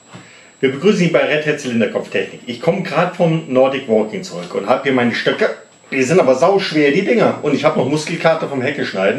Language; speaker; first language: German; native; German